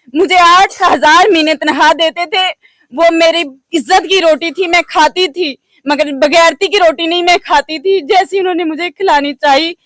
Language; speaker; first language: Urdu; non-native, local second language; Punjabi